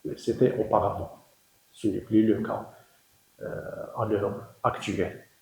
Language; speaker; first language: French; non-native, local second language; Arabic